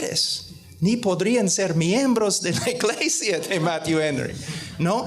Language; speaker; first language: Spanish; non-native, fluent; English